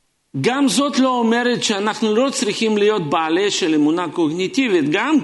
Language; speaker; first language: Hebrew; non-native, fluent; Russian